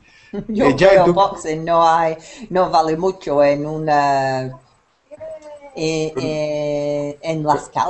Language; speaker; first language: Spanish; non-native, learner; English